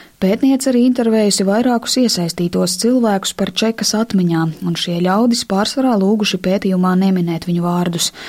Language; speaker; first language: Latvian; native; Latvian